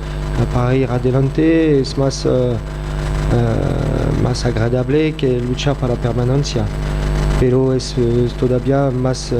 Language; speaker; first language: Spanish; non-native, fluent; French